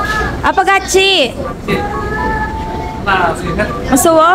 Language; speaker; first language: Korean; non-native, learner; Filipino